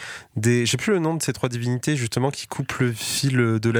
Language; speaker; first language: French; native; French